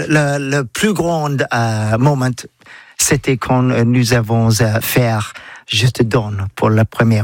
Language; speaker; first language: French; non-native, learner; English